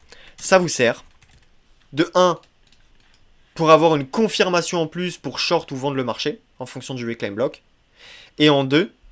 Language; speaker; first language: French; native; French